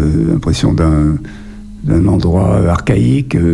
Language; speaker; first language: French; native; French